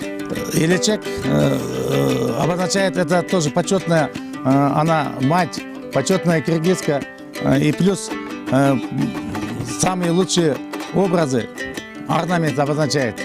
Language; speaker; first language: Russian; non-native, local second language; Kyrgyz